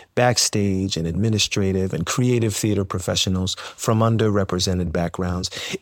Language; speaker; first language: English; native; English